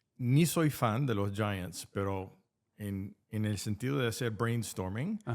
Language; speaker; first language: Spanish; non-native, fluent; English